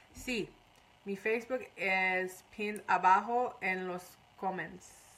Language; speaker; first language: Spanish; non-native, learner; Persian